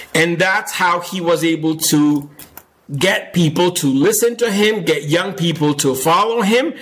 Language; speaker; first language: English; non-native, fluent; Spanish